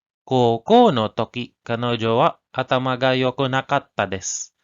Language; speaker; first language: Japanese; non-native, learner; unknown